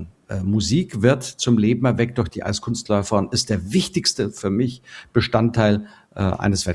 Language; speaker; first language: German; native; German